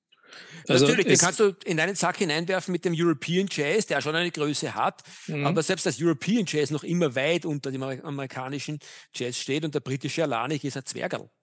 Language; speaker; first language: German; native; German